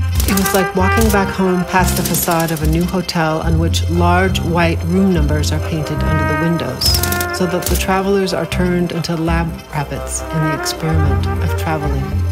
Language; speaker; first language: English; native; English